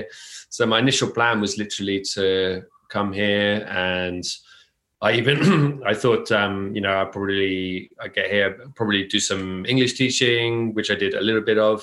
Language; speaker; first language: English; native; English